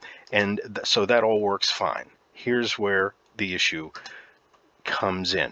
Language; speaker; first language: English; native; English